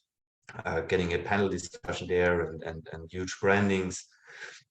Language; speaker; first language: English; non-native, fluent; German